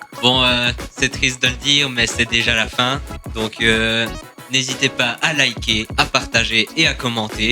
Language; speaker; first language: French; native; French